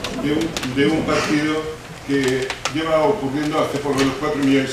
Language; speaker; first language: Spanish; native; Spanish